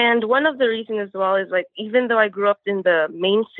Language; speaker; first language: English; non-native, local second language; Filipino